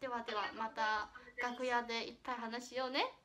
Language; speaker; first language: Japanese; non-native, fluent; Chinese